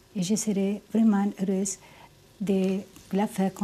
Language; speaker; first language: French; non-native, fluent; Spanish